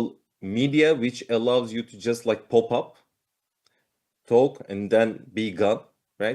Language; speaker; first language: English; non-native, fluent; Turkish